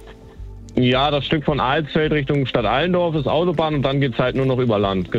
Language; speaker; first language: German; native; German